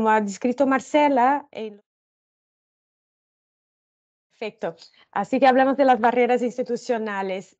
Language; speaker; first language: Spanish; non-native, fluent; Portuguese